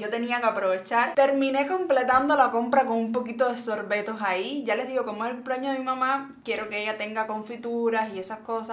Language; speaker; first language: Spanish; native; Spanish